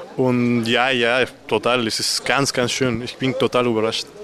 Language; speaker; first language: German; non-native, learner; Spanish